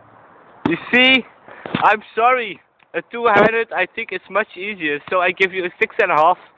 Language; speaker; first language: English; non-native, learner; Dutch